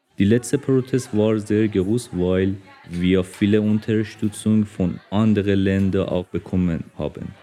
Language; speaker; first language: German; non-native, learner; Persian